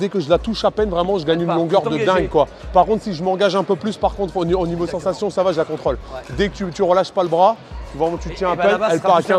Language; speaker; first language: French; native; French